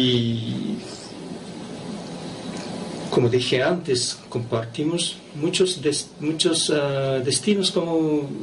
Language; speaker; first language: Spanish; non-native, fluent; Japanese